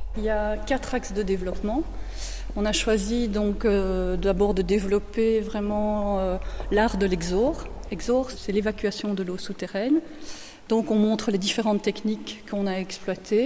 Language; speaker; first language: French; native; French